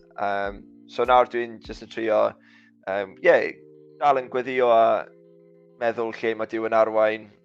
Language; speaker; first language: Welsh; native; Welsh